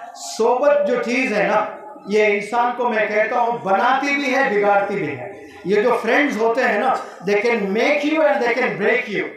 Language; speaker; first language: Urdu; native; Urdu